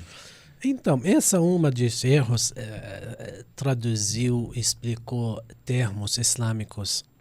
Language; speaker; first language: Portuguese; non-native, fluent; Arabic